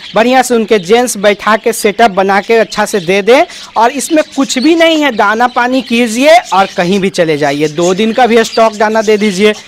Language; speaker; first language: Hindi; native; Hindi